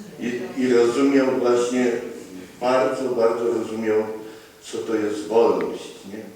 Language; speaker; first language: Polish; native; Polish